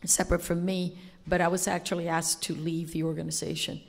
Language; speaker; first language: English; non-native, fluent; Spanish